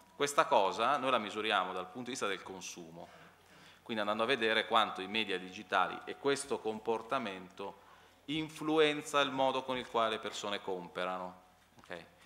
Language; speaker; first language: Italian; native; Italian